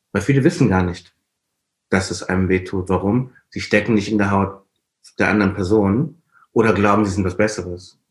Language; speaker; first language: German; non-native, fluent; Igbo